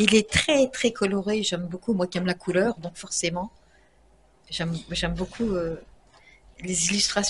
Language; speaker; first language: French; native; French